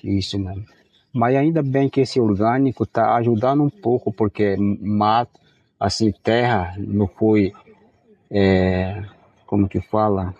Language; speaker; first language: Portuguese; non-native, local second language; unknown